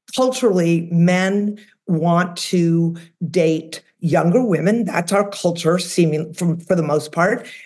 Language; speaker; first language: English; native; English